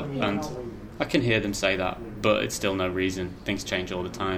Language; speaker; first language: English; native; English